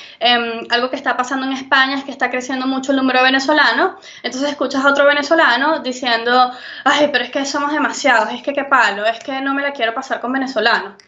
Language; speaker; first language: Spanish; native; Spanish